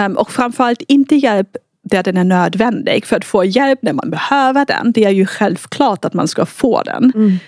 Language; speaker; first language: Swedish; non-native, fluent; German